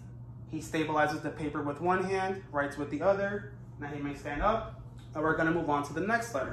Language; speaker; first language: English; native; English